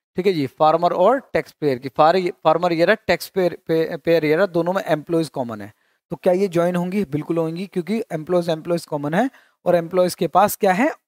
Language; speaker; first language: Hindi; native; Hindi